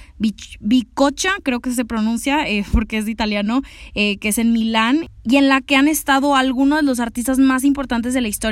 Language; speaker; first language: Spanish; native; Spanish